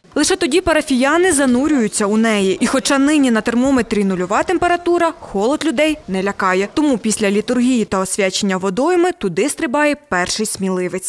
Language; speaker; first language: Ukrainian; native; Ukrainian